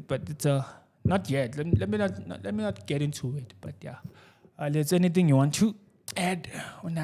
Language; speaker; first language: English; non-native, local second language; Zulu